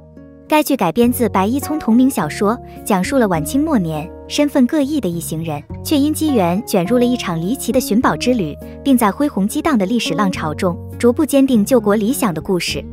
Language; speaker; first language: Chinese; native; Chinese